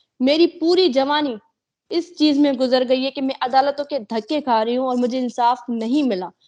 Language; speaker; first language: Urdu; non-native, local second language; Sindhi